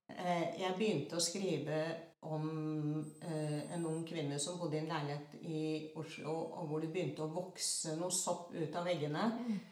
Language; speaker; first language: Norwegian; early bilingual, other home language; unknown